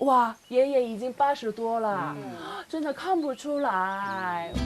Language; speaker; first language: Chinese; non-native, learner; Korean